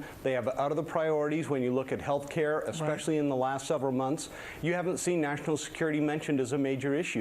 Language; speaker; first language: English; native; English